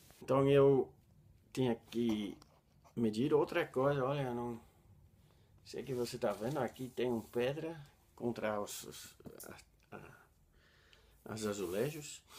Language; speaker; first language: Portuguese; non-native, learner; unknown